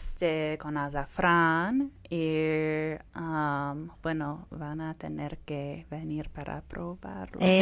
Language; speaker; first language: Spanish; non-native, fluent; Persian